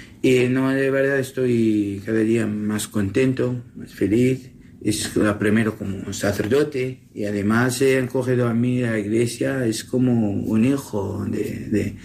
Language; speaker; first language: Spanish; non-native, learner; Assyrian Neo-Aramaic